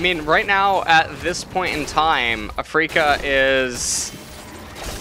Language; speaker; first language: English; native; English